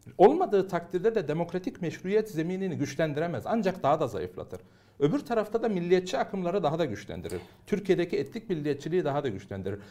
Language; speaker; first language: Turkish; early bilingual, heritage; Turkish